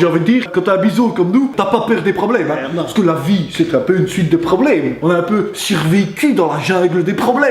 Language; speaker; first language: French; native; French